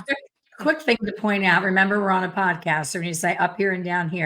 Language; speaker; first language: English; native; English